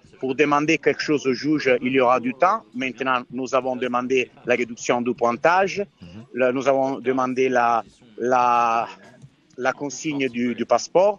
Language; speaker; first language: French; non-native, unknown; Italian